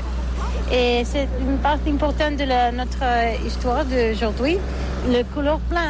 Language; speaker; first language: French; non-native, learner; Catalan